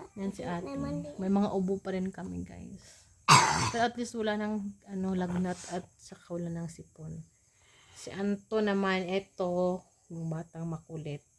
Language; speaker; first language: Filipino; non-native, local second language; Cebuano